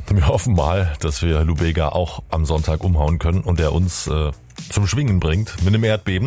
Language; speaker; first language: German; native; German